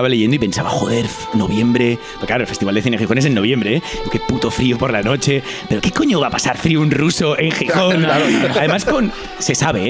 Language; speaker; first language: Spanish; non-native, local second language; Catalan